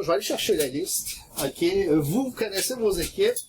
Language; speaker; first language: French; native; French